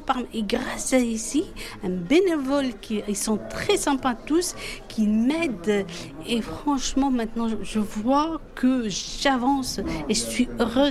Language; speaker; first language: French; non-native, fluent; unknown